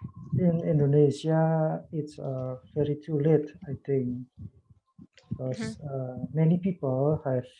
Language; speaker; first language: English; non-native, learner; Indonesian